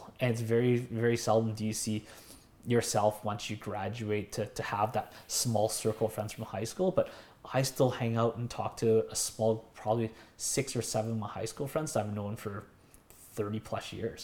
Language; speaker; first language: English; native; English